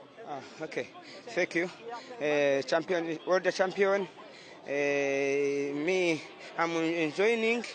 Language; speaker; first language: English; non-native, learner; Kinyarwanda